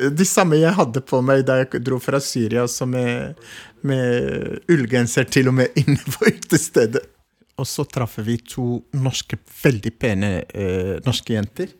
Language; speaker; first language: Norwegian; non-native, fluent; Arabic